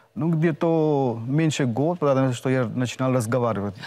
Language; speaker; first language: Russian; non-native, fluent; Hindi